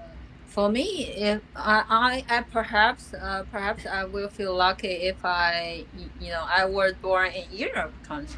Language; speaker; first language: English; non-native, fluent; Chinese